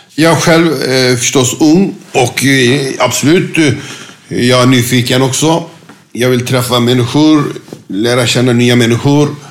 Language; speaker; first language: Swedish; non-native, fluent; Turkish